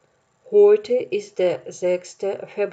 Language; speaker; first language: German; non-native, fluent; Russian